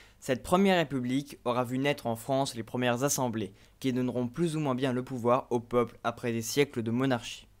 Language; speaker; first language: French; native; French